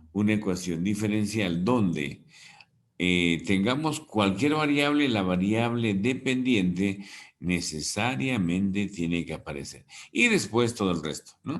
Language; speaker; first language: Spanish; native; Spanish